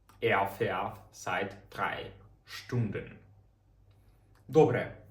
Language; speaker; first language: German; non-native, fluent; Ukrainian